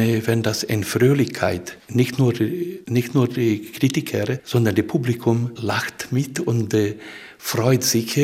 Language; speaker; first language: German; non-native, fluent; Hungarian